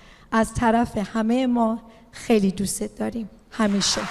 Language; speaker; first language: Persian; early bilingual, heritage; Persian